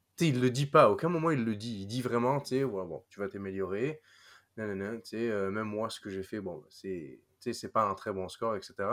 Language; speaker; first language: French; non-native, fluent; English